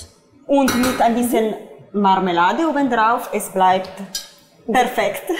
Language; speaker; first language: German; non-native, fluent; Italian